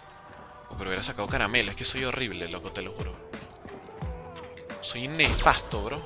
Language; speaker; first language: Spanish; native; Spanish